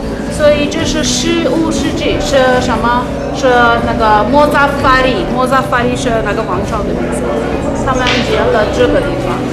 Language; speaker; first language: Chinese; non-native, learner; Persian